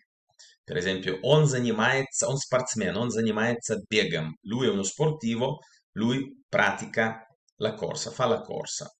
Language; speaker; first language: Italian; non-native, fluent; Russian